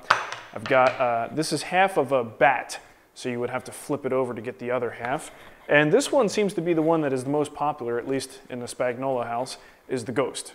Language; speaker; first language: English; native; English